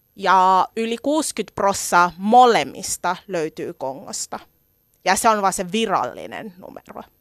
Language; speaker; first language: Finnish; early bilingual, other home language; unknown